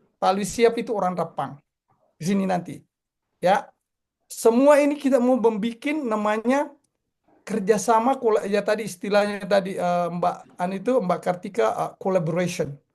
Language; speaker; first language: Indonesian; non-native, local second language; Buginese